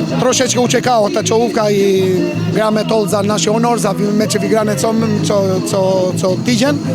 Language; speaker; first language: Polish; non-native, fluent; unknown